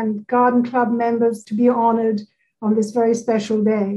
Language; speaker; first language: English; native; English